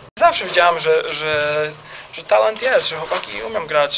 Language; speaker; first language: Polish; early bilingual, heritage; Polish